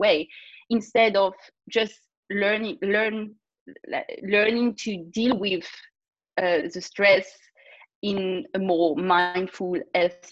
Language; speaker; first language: English; non-native, fluent; French